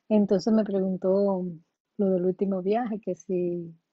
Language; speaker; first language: Spanish; native; Spanish